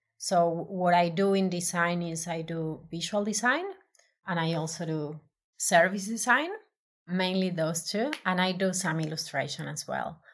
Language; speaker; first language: English; non-native, fluent; Spanish